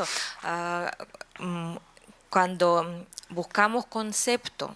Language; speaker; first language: Spanish; non-native, learner; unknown